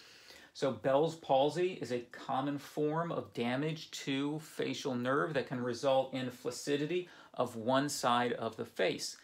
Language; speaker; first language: English; native; English